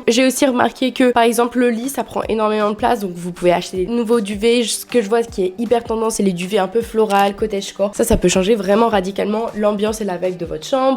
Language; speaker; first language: French; native; French